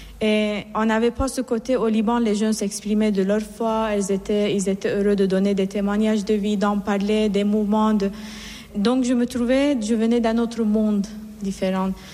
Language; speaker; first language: French; non-native, fluent; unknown